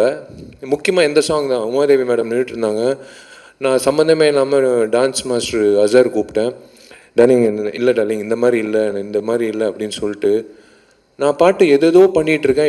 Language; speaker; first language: Tamil; native; Tamil